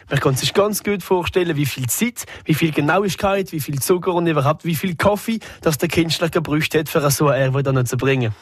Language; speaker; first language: German; non-native, local second language; Swiss German